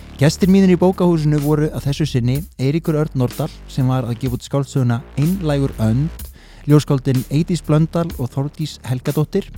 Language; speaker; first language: Icelandic; native; Icelandic